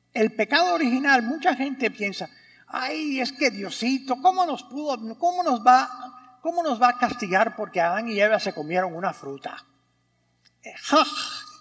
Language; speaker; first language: Spanish; early bilingual, heritage; Spanish